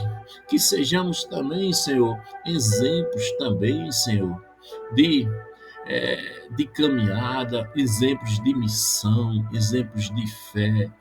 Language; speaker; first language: Portuguese; native; Portuguese